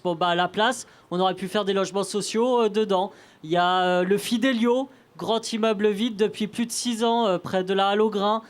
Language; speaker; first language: French; native; French